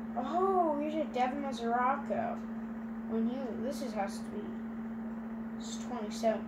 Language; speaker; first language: English; native; English